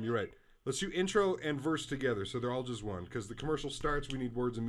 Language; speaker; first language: English; native; English